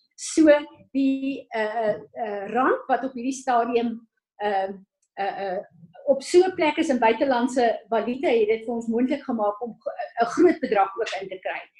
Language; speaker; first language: Afrikaans; native; Afrikaans